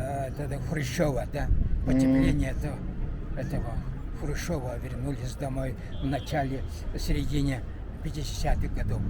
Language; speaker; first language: Russian; non-native, fluent; Mongolian